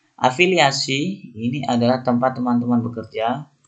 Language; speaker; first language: Indonesian; native; Indonesian